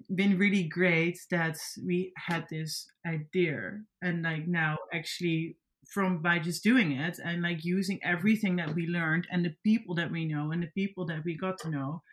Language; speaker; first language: English; non-native, fluent; Dutch